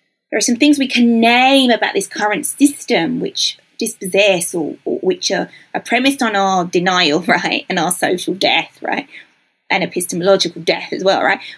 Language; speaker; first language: English; native; English